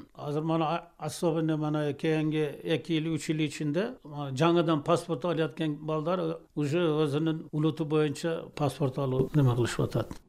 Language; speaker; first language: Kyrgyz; non-native, local second language; Uzbek